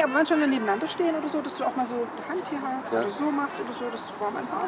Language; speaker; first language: German; native; German